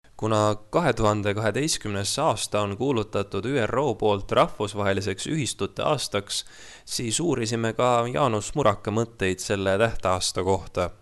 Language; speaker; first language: Estonian; native; Estonian